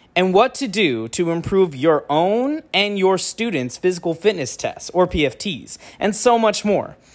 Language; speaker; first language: English; native; English